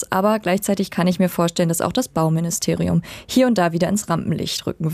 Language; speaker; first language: German; native; German